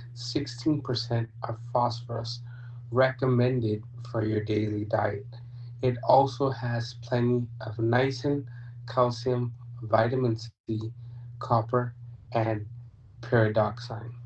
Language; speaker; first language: English; early bilingual, other home language; Spanish